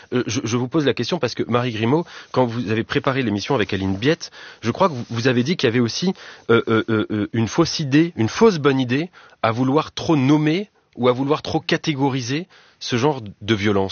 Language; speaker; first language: French; native; French